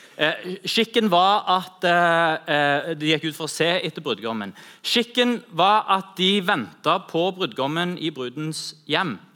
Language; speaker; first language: Norwegian; native; Norwegian